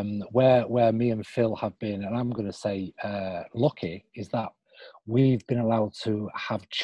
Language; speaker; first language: English; native; English